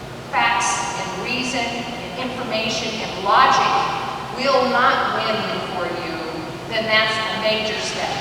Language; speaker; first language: English; native; English